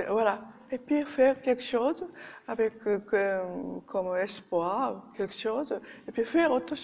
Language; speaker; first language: French; non-native, learner; Japanese